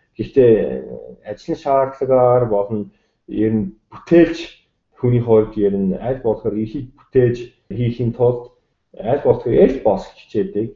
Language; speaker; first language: Mongolian; non-native, fluent; English